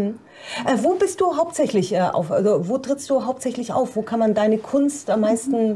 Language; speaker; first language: German; native; German